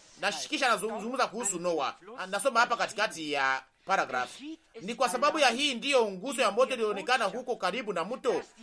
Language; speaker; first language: Swahili; native; Swahili